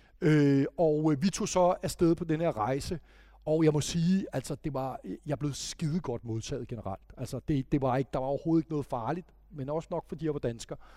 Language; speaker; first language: Danish; native; Danish